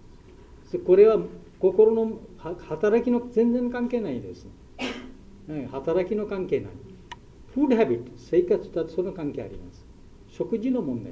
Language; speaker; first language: Japanese; non-native, learner; Bangla